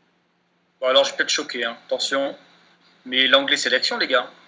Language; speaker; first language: French; native; French